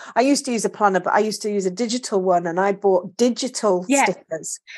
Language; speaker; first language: English; native; English